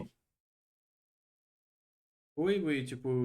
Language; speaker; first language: French; non-native, learner; Russian